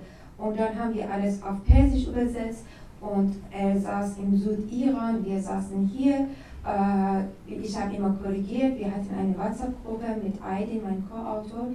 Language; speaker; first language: German; non-native, learner; Persian